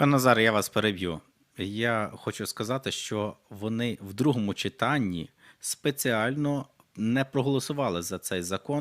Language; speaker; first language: Ukrainian; native; Ukrainian